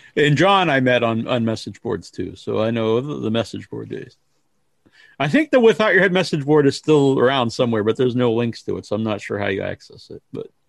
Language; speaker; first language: English; native; English